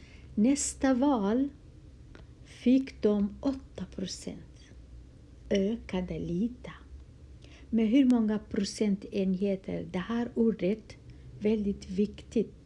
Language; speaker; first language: Swedish; non-native, fluent; Kurdish